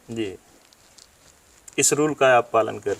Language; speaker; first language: Hindi; native; Hindi